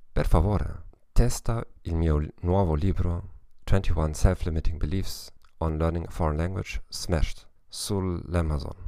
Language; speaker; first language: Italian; non-native, fluent; German